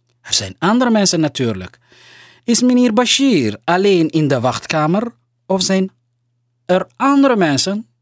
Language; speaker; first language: Dutch; non-native, learner; Somali